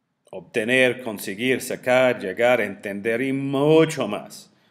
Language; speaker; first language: Spanish; non-native, fluent; English